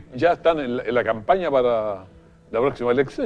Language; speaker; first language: Spanish; native; Spanish